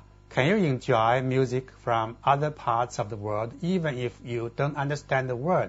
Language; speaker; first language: English; non-native, fluent; Chinese